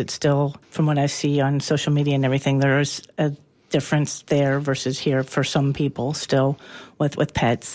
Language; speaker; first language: English; native; English